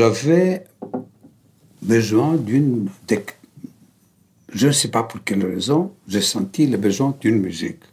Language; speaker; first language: French; non-native, fluent; Greek